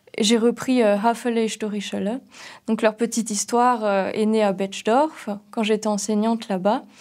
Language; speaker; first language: French; non-native, local second language; Swiss German